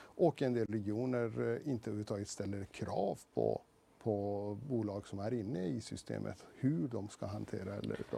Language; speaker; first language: Swedish; early bilingual, other home language; Persian